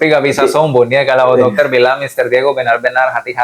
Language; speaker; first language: Indonesian; non-native, fluent; Spanish